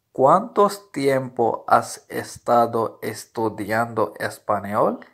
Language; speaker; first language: Spanish; non-native, learner; Urdu